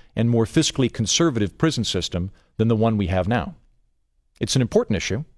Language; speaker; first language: English; native; English